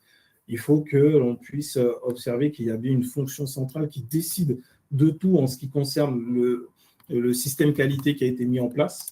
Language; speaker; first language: French; native; French